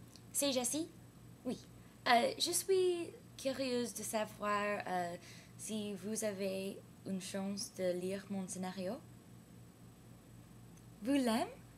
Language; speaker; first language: French; non-native, learner; English